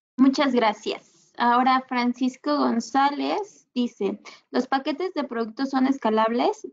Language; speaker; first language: Spanish; native; Spanish